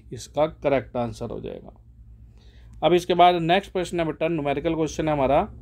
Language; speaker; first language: Hindi; native; Hindi